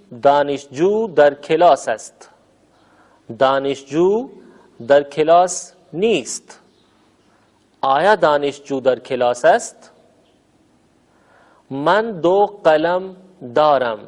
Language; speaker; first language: Persian; non-native, fluent; Urdu